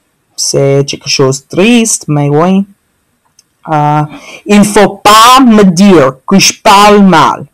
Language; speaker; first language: French; early bilingual, heritage; French